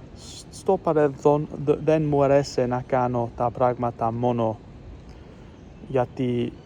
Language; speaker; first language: Greek; non-native, learner; English